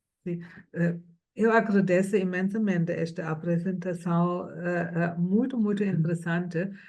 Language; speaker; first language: Portuguese; non-native, fluent; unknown